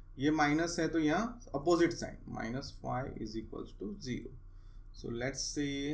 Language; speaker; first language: Hindi; non-native, local second language; Gujarati